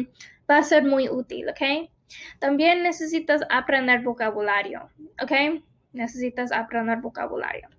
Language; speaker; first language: Spanish; non-native, fluent; English